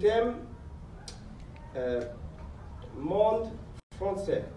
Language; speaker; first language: French; non-native, learner; English